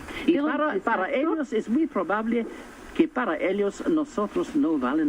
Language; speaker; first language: Spanish; non-native, fluent; English